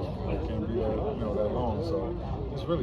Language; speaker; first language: English; native; English